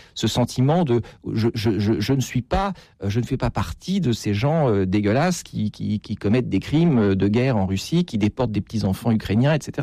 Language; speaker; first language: French; native; French